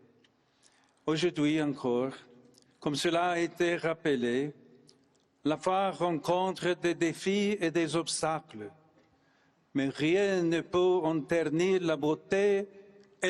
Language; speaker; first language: French; non-native, fluent; English